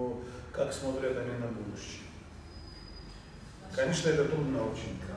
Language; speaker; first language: Russian; non-native, fluent; Georgian